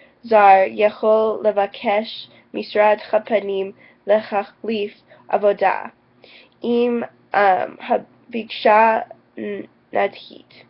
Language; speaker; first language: Hebrew; non-native, learner; English